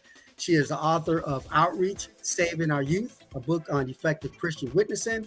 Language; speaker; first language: English; native; English